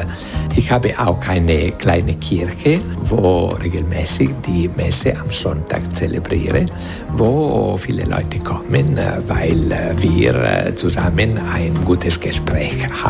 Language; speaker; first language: German; non-native, learner; Italian